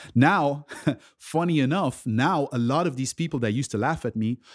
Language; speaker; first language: English; early bilingual, other home language; French